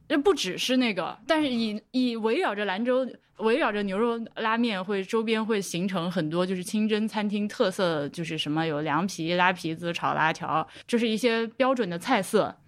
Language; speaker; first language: Chinese; native; Chinese